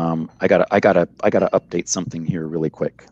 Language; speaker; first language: English; native; English